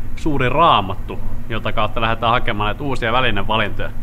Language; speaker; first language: Finnish; native; Finnish